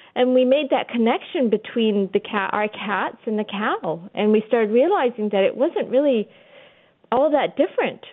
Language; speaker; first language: English; early bilingual, other home language; Urdu